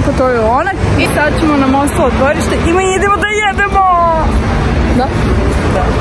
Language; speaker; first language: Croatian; non-native, fluent; Russian